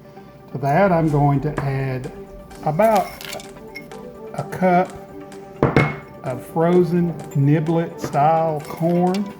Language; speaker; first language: English; native; English